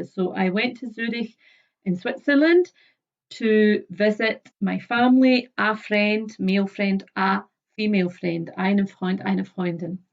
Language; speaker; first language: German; non-native, fluent; English